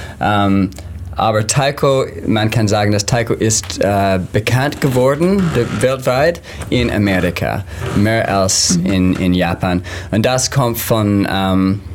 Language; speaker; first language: German; non-native, learner; English